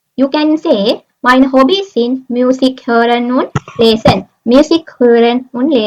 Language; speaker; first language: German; non-native, learner; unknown